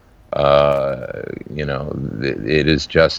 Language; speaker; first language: English; native; English